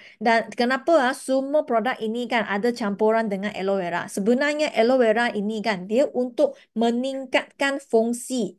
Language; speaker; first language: Malay; non-native, local second language; Chinese